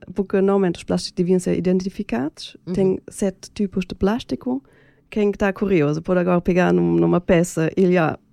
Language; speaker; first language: Portuguese; non-native, fluent; German